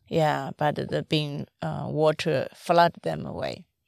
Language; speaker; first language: English; non-native, fluent; Chinese